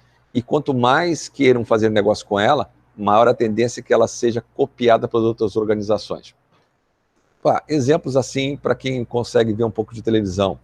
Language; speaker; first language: Portuguese; native; Portuguese